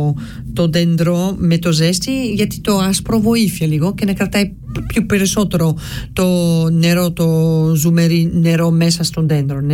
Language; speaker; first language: Greek; early bilingual, heritage; Greek